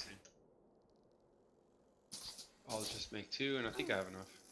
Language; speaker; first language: English; native; English